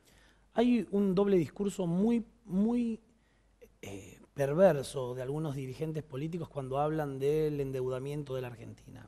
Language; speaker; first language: Spanish; native; Spanish